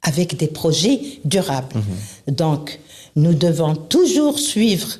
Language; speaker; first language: French; non-native, local second language; Arabic